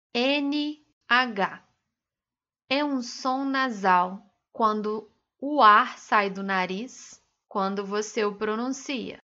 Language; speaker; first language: Portuguese; native; Portuguese